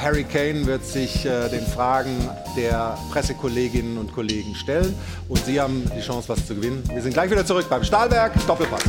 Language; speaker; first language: German; native; German